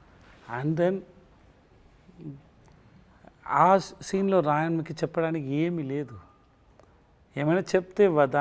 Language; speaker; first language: Telugu; non-native, learner; Tamil